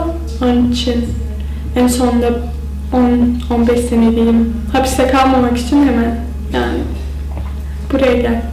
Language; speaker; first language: Turkish; early bilingual, heritage; Kurdish